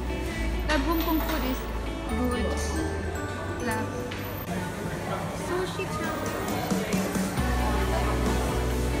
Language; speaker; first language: English; non-native, learner; Filipino